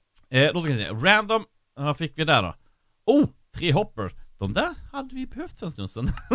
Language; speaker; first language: Swedish; native; Swedish